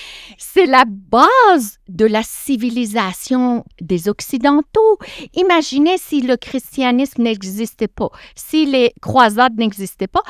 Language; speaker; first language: French; non-native, fluent; Persian